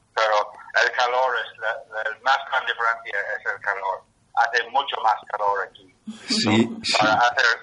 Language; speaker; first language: Spanish; non-native, learner; English